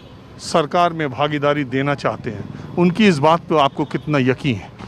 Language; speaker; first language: Hindi; native; Hindi